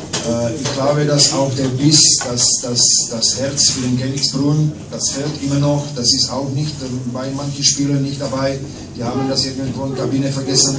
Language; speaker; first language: German; non-native, fluent; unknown